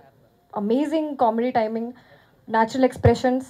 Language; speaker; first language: Telugu; non-native, fluent; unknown